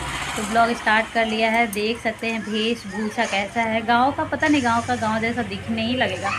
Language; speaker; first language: Hindi; native; Hindi